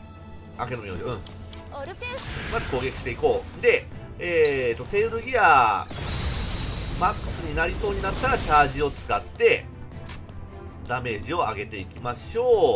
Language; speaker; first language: Japanese; native; Japanese